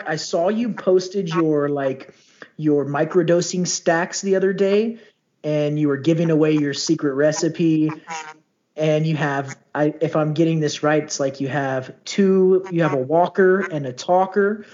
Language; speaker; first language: English; native; English